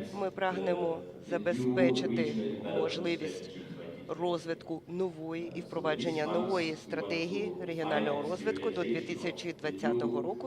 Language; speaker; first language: Ukrainian; native; Ukrainian